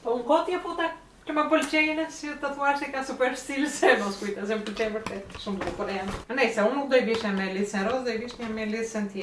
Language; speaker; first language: Albanian; native; Albanian